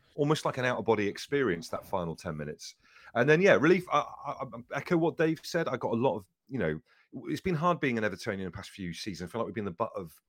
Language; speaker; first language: English; native; English